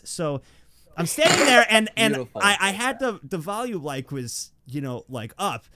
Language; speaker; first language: English; native; English